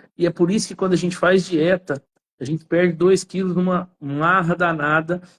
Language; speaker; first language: Portuguese; native; Portuguese